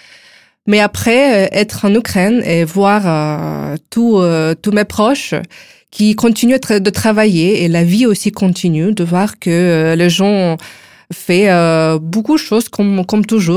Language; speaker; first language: French; non-native, fluent; Ukrainian